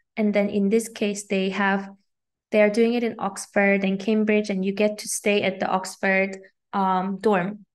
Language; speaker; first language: English; native; English